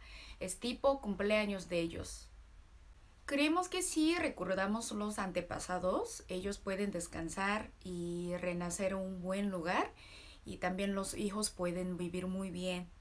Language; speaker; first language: Spanish; non-native, learner; Korean